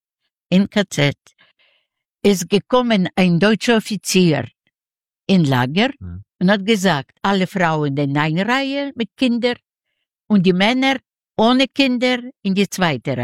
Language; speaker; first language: German; non-native, fluent; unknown